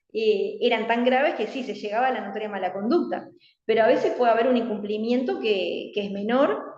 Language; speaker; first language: Spanish; native; Spanish